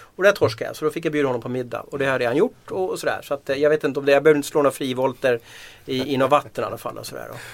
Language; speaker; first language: Swedish; native; Swedish